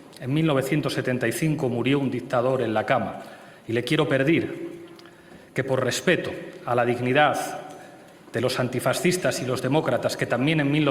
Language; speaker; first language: Spanish; native; Spanish